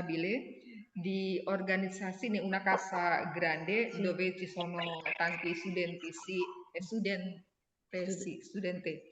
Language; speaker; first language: Italian; non-native, learner; Indonesian